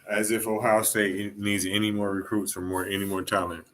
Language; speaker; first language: English; native; English